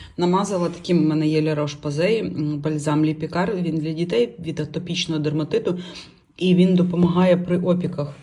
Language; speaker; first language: Ukrainian; non-native, local second language; Russian